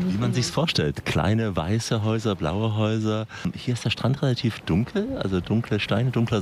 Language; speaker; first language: German; native; German